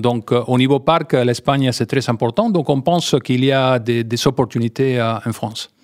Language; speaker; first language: French; non-native, fluent; Spanish